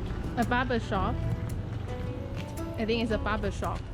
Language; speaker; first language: English; non-native, fluent; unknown